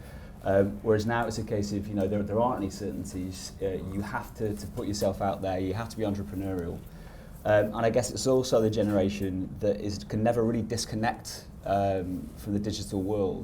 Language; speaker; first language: English; native; English